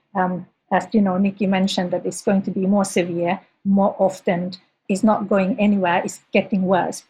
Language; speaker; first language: English; non-native, fluent; Thai